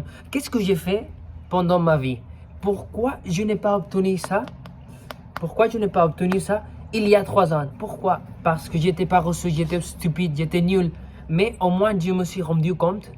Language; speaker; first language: French; non-native, fluent; Spanish